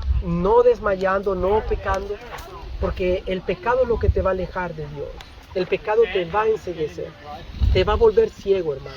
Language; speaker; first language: Spanish; native; Spanish